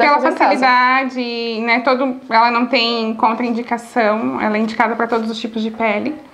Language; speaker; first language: Portuguese; native; Portuguese